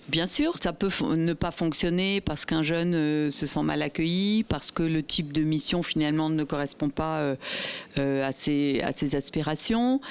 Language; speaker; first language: French; native; French